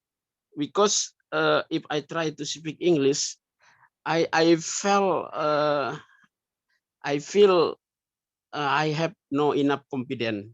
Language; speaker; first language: English; non-native, learner; Indonesian